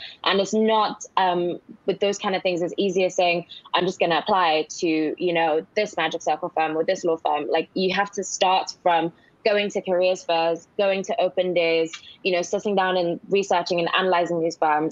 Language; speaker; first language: English; non-native, local second language; Yoruba